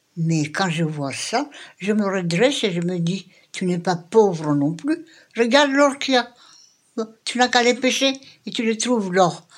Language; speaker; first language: French; non-native, local second language; Malagasy